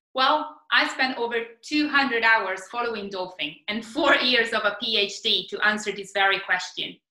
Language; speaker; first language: English; non-native, fluent; Italian